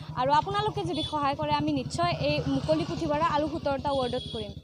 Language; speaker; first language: Assamese; native; Assamese